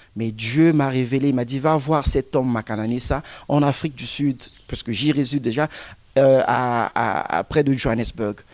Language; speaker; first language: French; non-native, local second language; Lingala